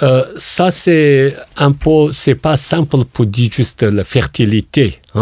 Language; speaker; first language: French; non-native, learner; Chinese